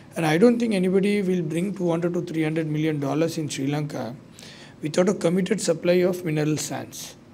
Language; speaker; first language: English; non-native, local second language; Sinhala